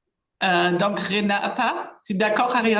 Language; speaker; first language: French; non-native, fluent; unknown